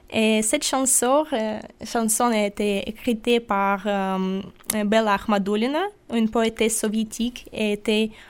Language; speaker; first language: French; non-native, fluent; Russian